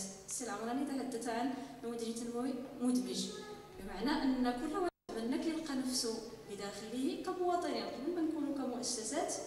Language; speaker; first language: Arabic; native; Arabic